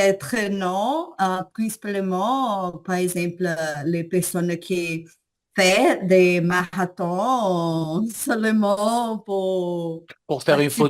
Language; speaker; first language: French; non-native, learner; Portuguese